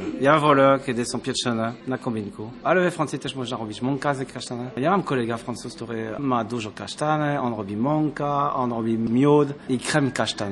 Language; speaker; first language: Polish; non-native, learner; French